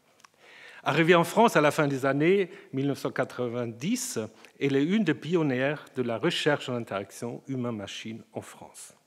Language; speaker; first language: French; native; French